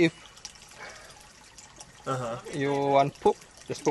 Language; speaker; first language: English; non-native, learner; Indonesian